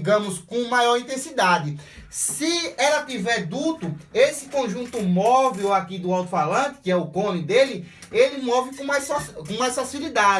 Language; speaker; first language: Portuguese; native; Portuguese